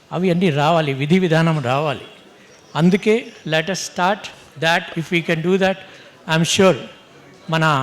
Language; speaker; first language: Telugu; non-native, local second language; Hindi